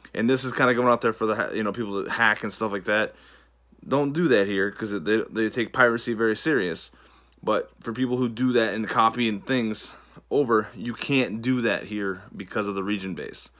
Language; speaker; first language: English; native; English